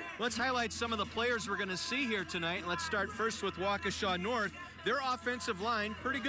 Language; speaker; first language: English; native; English